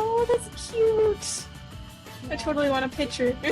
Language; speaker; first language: English; native; English